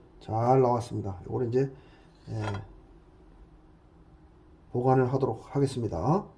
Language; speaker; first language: Korean; native; Korean